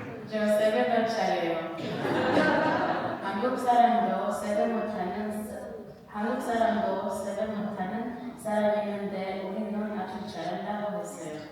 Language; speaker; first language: Korean; non-native, learner; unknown